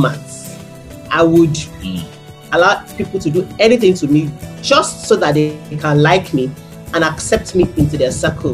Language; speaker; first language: English; non-native, local second language; Yoruba